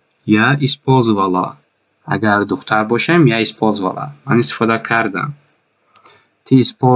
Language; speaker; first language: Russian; non-native, fluent; Tajik